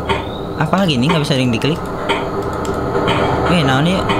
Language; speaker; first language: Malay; non-native, local second language; Sundanese